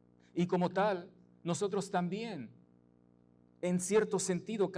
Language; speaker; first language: Spanish; native; Spanish